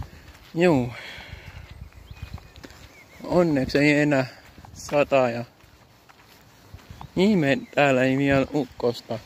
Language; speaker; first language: Finnish; native; Finnish